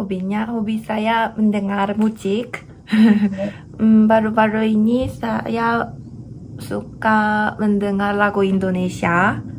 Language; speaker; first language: Indonesian; non-native, learner; Korean